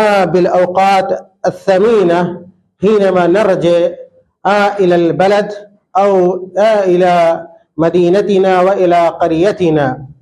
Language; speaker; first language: Arabic; non-native, fluent; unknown